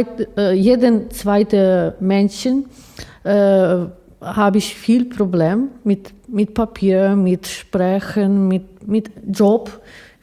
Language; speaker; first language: German; non-native, learner; Ukrainian